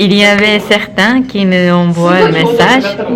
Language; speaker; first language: French; non-native, learner; Japanese